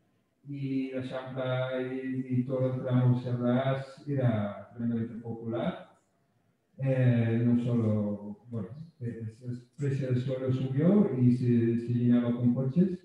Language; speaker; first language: Spanish; non-native, fluent; Dutch